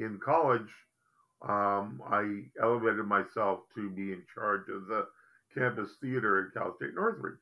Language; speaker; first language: English; native; English